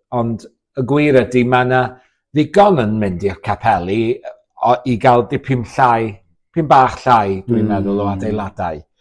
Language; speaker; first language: Welsh; native; Welsh